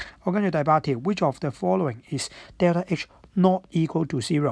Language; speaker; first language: English; non-native, local second language; Cantonese